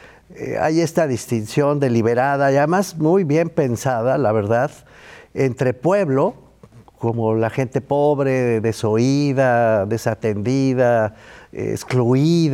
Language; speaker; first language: Spanish; native; Spanish